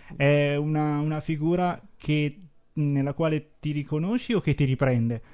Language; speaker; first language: Italian; native; Italian